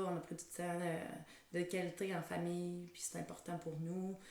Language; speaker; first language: French; native; French